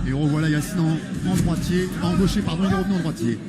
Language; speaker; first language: French; native; French